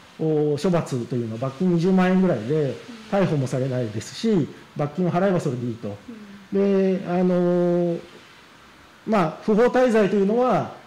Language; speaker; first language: Japanese; native; Japanese